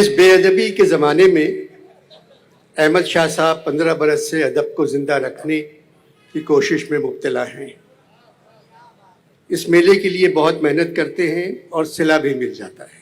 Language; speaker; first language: Urdu; native; Urdu